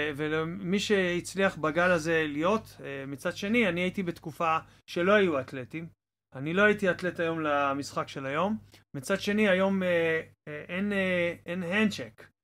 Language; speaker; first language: Hebrew; non-native, fluent; English